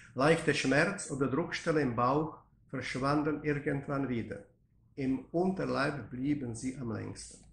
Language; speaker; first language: German; non-native, fluent; Czech